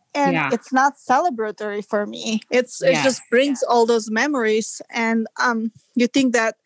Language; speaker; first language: English; non-native, fluent; Serbian